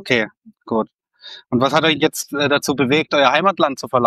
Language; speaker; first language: German; native; German